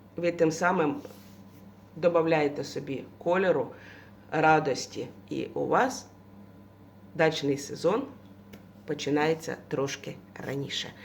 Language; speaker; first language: Ukrainian; non-native, local second language; Russian